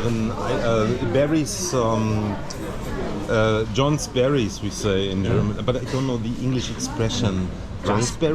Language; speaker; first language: English; non-native, fluent; German